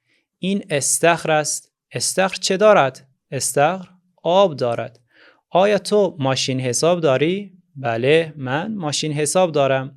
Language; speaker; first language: Persian; non-native, fluent; Azerbaijani